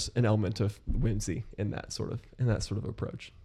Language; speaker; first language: English; native; English